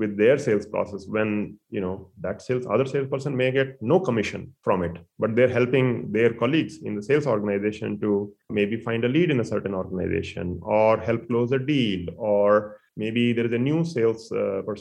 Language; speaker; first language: English; non-native, local second language; Hindi